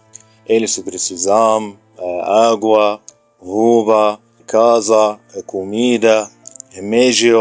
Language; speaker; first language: Portuguese; non-native, learner; Arabic